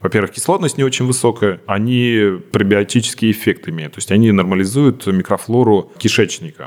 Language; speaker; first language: Russian; native; Russian